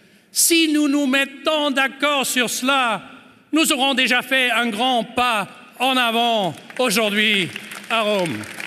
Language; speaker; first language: French; non-native, fluent; German